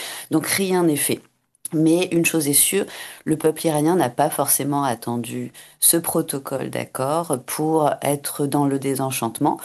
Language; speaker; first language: French; native; French